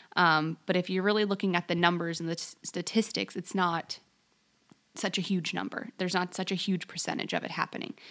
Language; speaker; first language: English; native; English